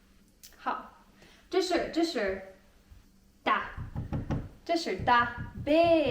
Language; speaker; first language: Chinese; non-native, learner; English